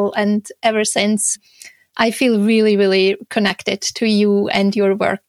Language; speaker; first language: English; non-native, fluent; Swiss German